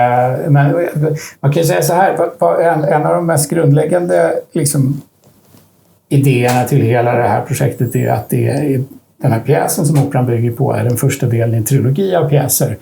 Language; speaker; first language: Swedish; native; Swedish